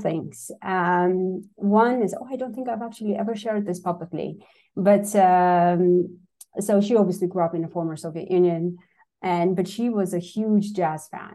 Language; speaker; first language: English; non-native, fluent; Russian